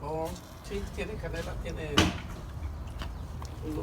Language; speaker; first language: Spanish; non-native, learner; Hindi